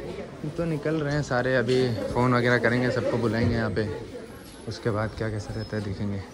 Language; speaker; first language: Hindi; native; Hindi